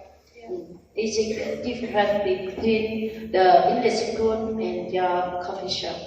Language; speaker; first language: English; non-native, learner; Vietnamese